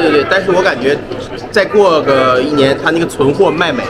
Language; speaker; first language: Chinese; native; Chinese